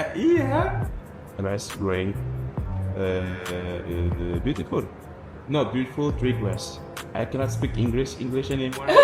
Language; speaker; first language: English; non-native, learner; Indonesian